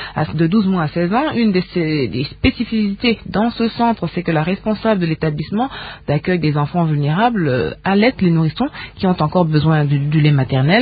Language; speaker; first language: French; non-native, local second language; Lingala